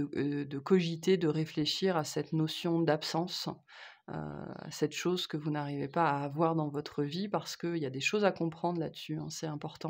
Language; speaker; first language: French; native; French